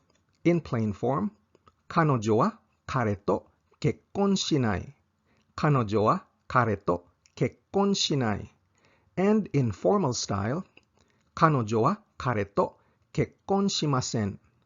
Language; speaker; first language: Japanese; non-native, fluent; English